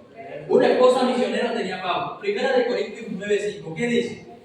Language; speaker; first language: Spanish; native; Spanish